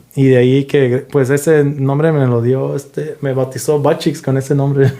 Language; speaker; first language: Spanish; early bilingual, heritage; Spanish